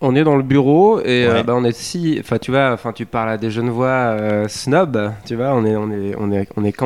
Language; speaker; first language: French; native; French